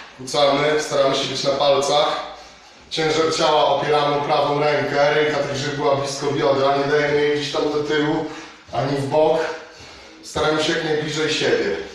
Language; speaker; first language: Polish; native; Polish